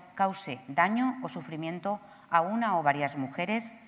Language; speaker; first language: Spanish; native; Spanish